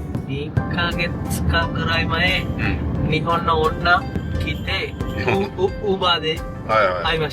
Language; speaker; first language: Japanese; non-native, learner; Sinhala